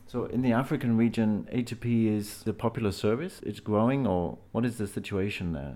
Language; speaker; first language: English; native; English